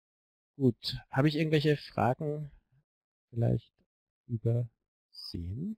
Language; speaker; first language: German; native; German